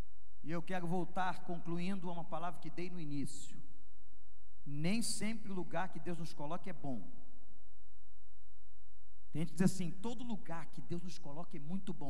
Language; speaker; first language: Portuguese; native; Portuguese